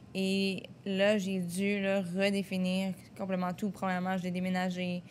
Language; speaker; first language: French; native; French